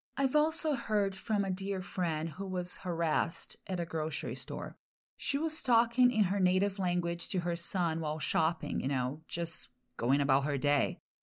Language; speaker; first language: English; non-native, fluent; Portuguese